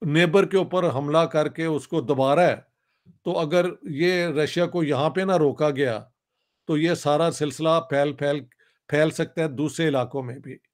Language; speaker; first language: Urdu; non-native, local second language; Punjabi